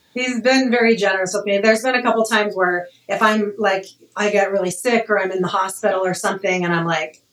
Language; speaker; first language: English; native; English